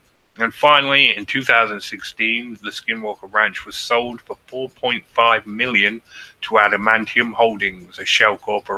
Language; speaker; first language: English; native; English